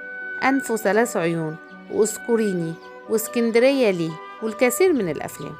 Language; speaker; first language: Arabic; native; Arabic